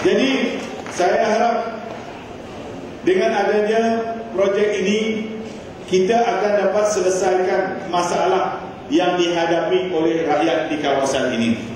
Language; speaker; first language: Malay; non-native, local second language; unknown